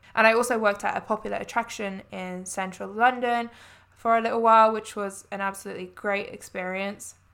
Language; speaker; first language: English; native; English